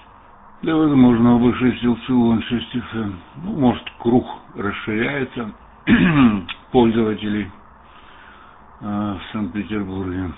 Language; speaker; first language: Russian; native; Russian